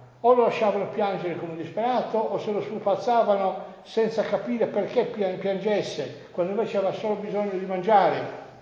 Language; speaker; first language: Italian; native; Italian